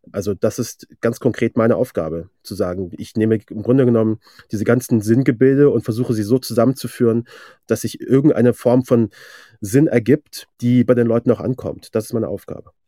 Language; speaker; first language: German; early bilingual, other home language; Persian